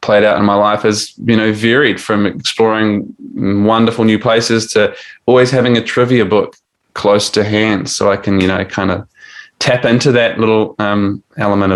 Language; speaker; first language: English; native; English